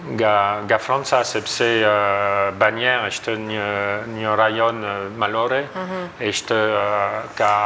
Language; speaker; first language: Albanian; non-native, learner; French